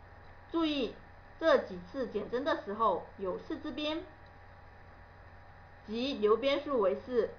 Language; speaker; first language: Chinese; native; Chinese